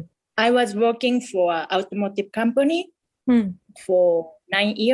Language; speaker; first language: English; non-native, fluent; Japanese